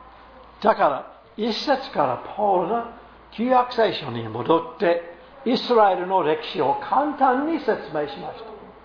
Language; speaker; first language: Japanese; non-native, fluent; English